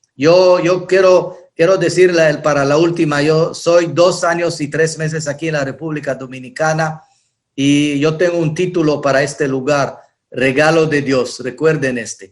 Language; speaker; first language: Spanish; non-native, fluent; Hebrew